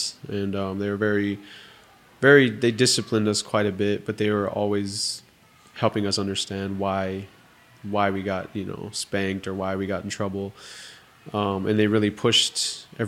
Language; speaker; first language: English; native; English